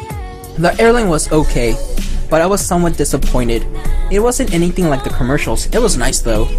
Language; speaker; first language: English; early bilingual, other home language; Spanish